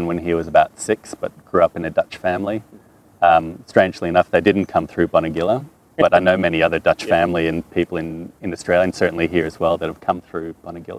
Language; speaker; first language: English; non-native, fluent; French